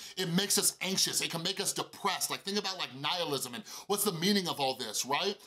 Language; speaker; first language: English; native; English